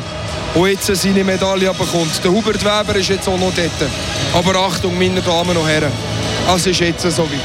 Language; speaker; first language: German; native; German